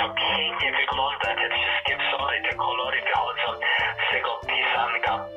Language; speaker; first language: Polish; early bilingual, heritage; Polish